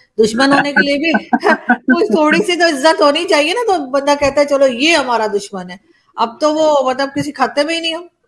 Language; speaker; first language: Hindi; native; Hindi